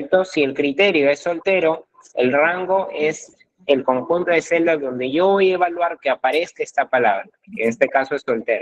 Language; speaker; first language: Spanish; native; Spanish